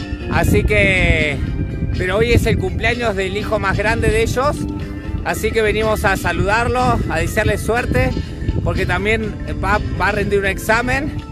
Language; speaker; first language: Spanish; native; Spanish